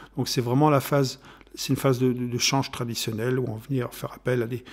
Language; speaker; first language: French; non-native, fluent; German